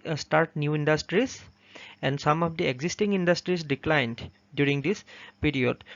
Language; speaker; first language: English; non-native, local second language; Assamese